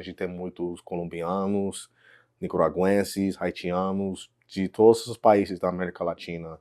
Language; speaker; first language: Portuguese; non-native, fluent; English